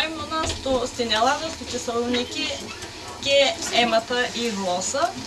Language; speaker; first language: Greek; non-native, learner; Bulgarian